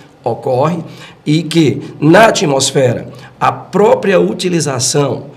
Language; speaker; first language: Portuguese; native; Portuguese